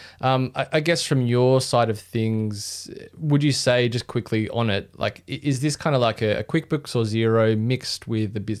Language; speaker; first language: English; native; English